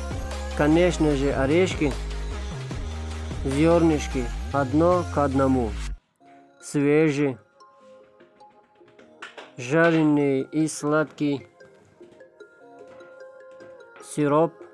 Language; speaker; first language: Russian; non-native, fluent; Tajik